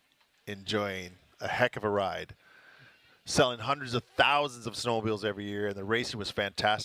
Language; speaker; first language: English; native; English